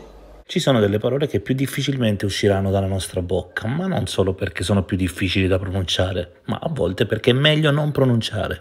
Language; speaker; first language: Italian; native; Italian